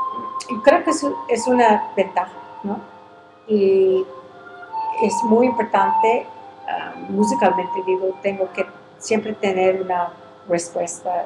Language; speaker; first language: Spanish; early bilingual, heritage; English